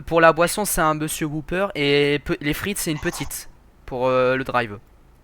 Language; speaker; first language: French; native; French